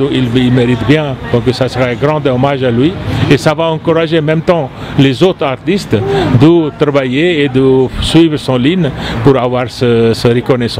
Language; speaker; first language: French; non-native, fluent; Punjabi